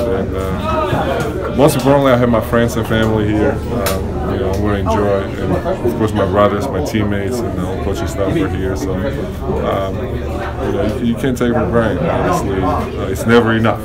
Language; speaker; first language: English; non-native, fluent; Georgian